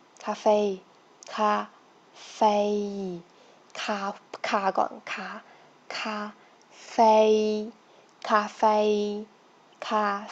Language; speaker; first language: Chinese; non-native, fluent; Thai